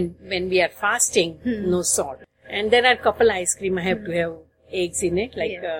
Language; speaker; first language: English; non-native, local second language; Gujarati